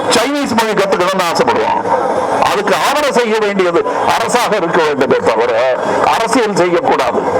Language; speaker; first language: Tamil; native; Tamil